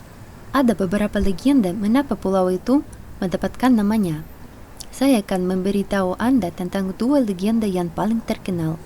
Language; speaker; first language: Indonesian; non-native, fluent; Russian